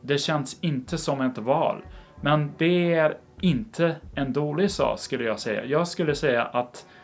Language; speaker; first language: Swedish; non-native, fluent; English